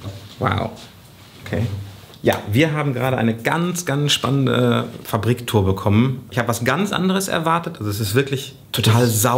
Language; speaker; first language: German; native; German